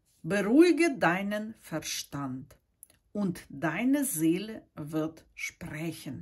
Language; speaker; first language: German; non-native, fluent; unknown